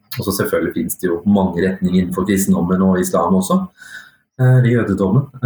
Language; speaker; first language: Norwegian; early bilingual, other home language; Urdu